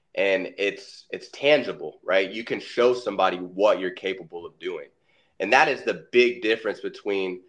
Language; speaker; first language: English; native; English